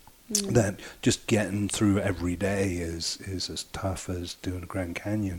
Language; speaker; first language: English; native; English